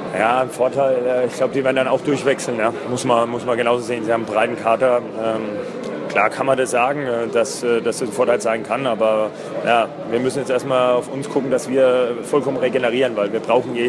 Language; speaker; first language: German; native; German